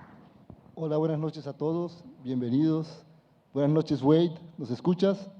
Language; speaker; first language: Spanish; native; Spanish